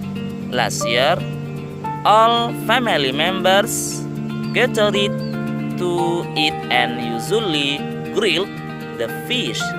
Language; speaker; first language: English; non-native, learner; Indonesian